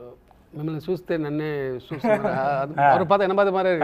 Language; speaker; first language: Telugu; non-native, local second language; Tamil